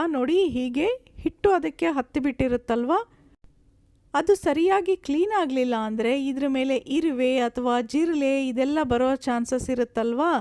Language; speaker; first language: Kannada; native; Kannada